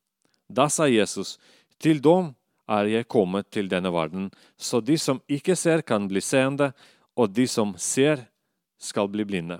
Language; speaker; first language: Norwegian; non-native, fluent; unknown